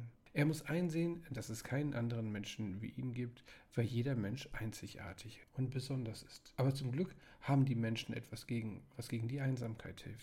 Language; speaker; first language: German; native; German